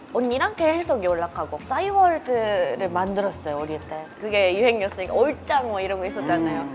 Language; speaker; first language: Korean; non-native, fluent; Japanese